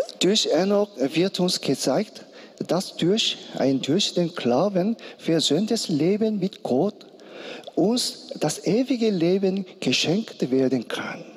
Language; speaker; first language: German; non-native, learner; Korean